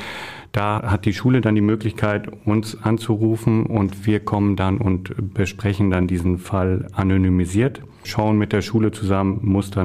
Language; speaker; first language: German; native; German